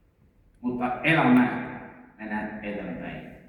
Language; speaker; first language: Finnish; non-native, local second language; Estonian